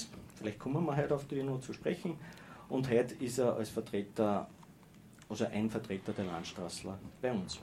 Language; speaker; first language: German; native; German